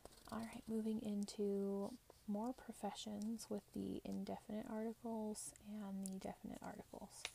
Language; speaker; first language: English; native; English